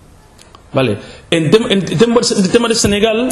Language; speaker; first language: Spanish; non-native, local second language; Wolof